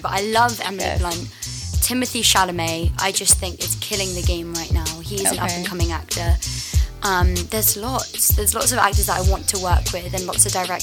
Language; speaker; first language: English; native; English